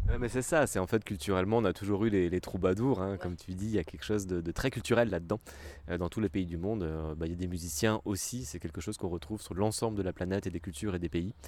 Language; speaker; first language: French; native; French